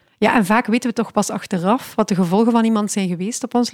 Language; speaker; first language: Dutch; native; Dutch